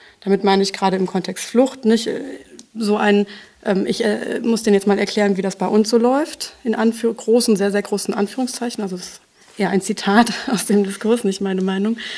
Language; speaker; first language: German; native; German